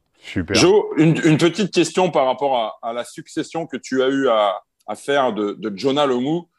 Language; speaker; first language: French; native; French